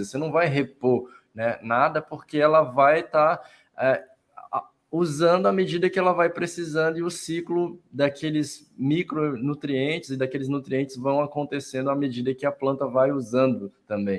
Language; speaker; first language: Portuguese; native; Portuguese